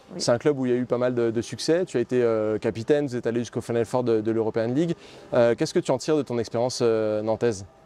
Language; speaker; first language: French; native; French